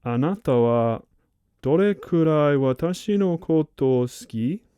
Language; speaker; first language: Japanese; non-native, learner; English